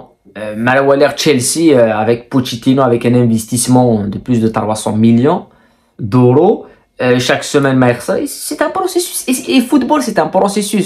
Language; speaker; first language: French; non-native, local second language; Kabyle